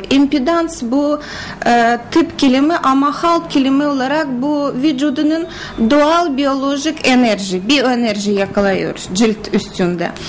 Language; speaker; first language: Turkish; non-native, learner; Russian